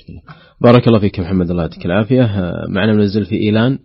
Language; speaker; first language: Arabic; native; Arabic